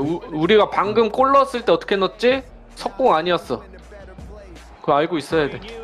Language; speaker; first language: Korean; native; Korean